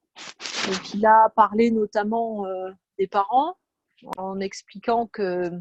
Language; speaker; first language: French; native; French